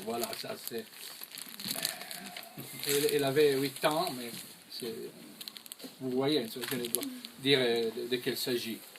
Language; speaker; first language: French; non-native, fluent; Italian